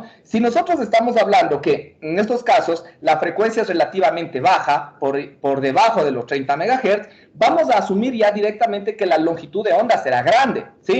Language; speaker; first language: Spanish; native; Spanish